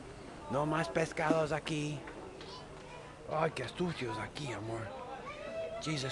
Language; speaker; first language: Spanish; non-native, fluent; English